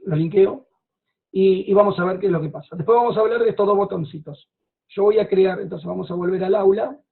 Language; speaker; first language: Spanish; native; Spanish